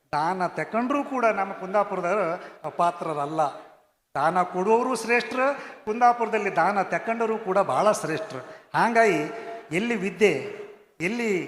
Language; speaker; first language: Kannada; non-native, local second language; Konkani